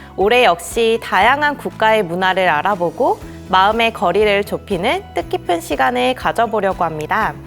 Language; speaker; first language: Korean; native; Korean